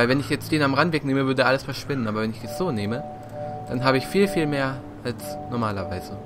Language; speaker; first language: German; native; German